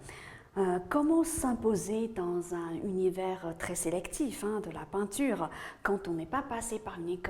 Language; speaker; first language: French; native; French